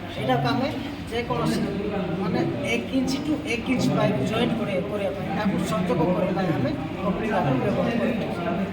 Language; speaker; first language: Odia; native; Odia